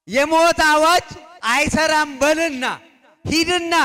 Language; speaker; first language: Amharic; native; Amharic